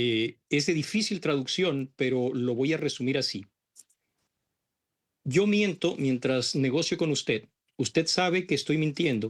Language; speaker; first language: Spanish; native; Spanish